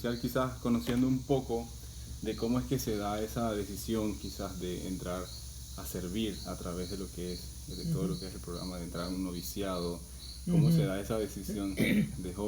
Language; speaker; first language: Spanish; native; Spanish